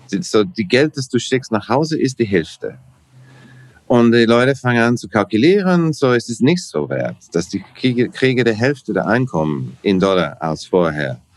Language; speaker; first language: German; non-native, learner; English